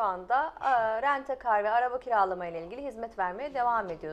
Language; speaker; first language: Turkish; native; Turkish